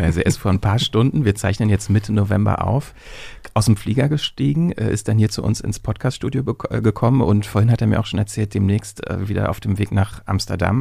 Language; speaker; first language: German; native; German